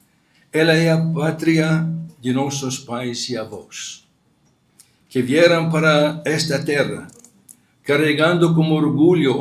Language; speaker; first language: Portuguese; non-native, fluent; Arabic